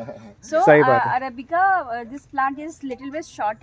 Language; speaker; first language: English; non-native, local second language; Hindi